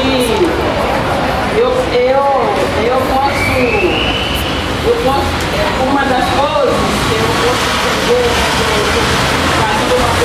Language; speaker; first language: Portuguese; non-native, learner; Haitian Creole